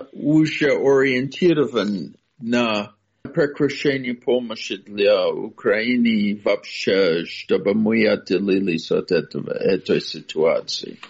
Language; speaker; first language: Russian; non-native, fluent; English